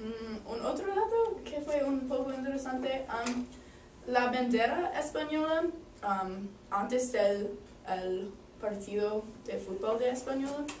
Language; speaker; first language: Spanish; non-native, learner; English